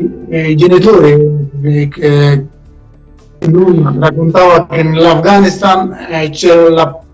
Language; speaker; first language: Italian; non-native, learner; Persian